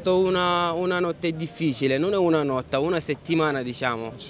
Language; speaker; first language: Italian; non-native, learner; Arabic